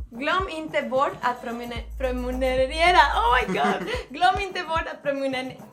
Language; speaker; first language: Swedish; non-native, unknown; Spanish